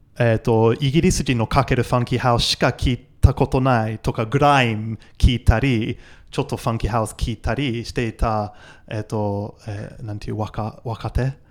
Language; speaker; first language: Japanese; non-native, fluent; English